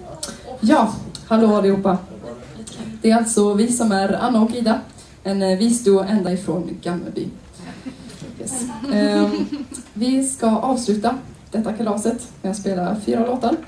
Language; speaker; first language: Swedish; native; Swedish